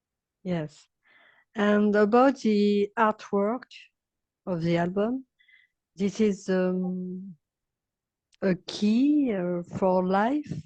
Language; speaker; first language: English; non-native, learner; French